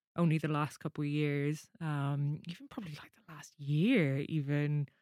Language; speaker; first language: English; native; English